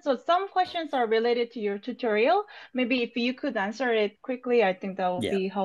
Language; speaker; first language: English; non-native, fluent; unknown